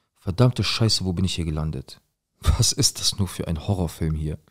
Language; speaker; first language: German; native; German